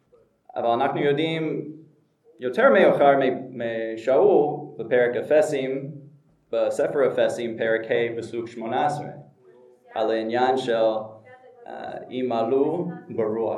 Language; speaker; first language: Hebrew; non-native, fluent; English